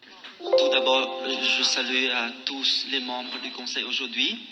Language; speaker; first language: French; non-native, fluent; Khmer